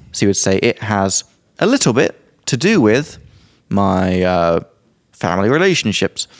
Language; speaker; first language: English; native; English